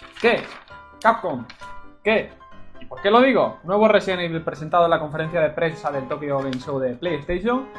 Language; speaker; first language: Spanish; native; Spanish